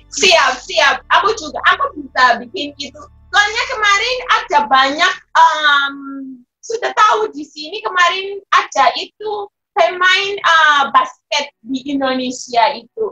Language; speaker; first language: Indonesian; non-native, fluent; Shona